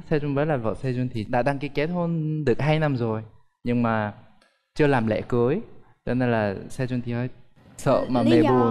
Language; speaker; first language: Vietnamese; non-native, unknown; Korean